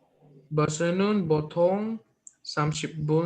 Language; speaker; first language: Korean; non-native, learner; Filipino